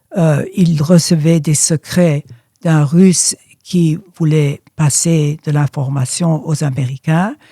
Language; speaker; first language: French; early bilingual, other home language; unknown